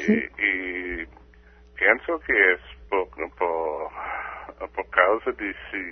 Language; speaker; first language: Spanish; non-native, fluent; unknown